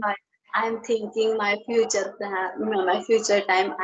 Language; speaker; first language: English; non-native, learner; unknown